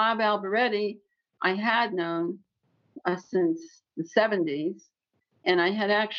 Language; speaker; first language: English; native; English